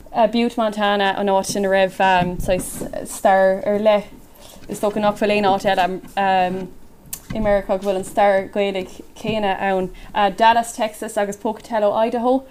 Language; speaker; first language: Irish; native; Irish